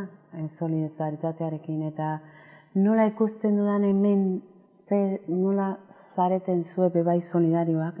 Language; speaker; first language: Basque; non-native, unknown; Spanish